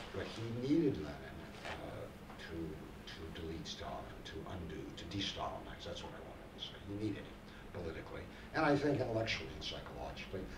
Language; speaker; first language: English; native; English